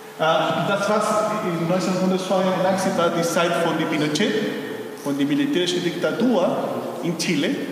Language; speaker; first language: German; non-native, fluent; Spanish